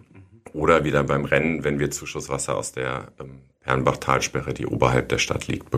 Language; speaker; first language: German; native; German